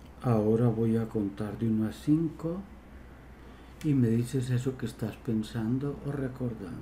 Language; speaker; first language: Spanish; native; Spanish